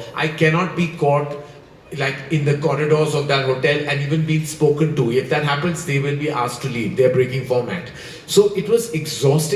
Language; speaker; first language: English; non-native, local second language; Hindi